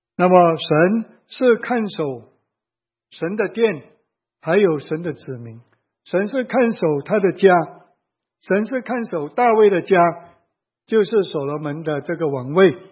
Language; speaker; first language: Chinese; native; Chinese